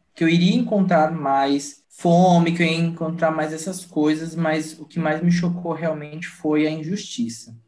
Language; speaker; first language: Portuguese; native; Portuguese